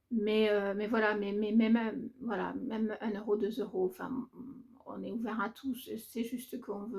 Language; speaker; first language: French; native; French